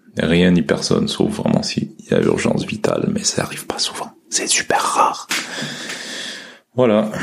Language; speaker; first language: French; native; French